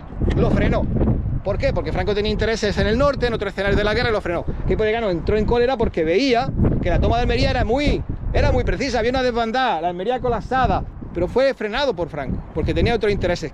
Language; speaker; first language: Spanish; native; Spanish